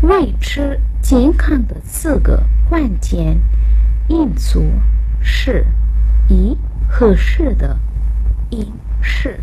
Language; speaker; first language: Chinese; non-native, fluent; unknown